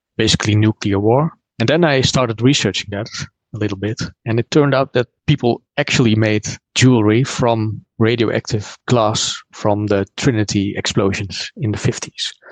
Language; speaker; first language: English; non-native, fluent; Dutch